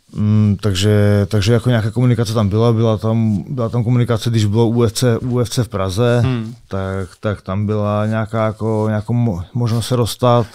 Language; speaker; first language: Czech; native; Czech